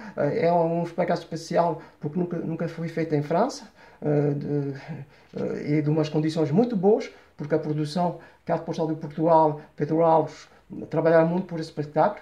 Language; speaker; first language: Portuguese; early bilingual, heritage; Portuguese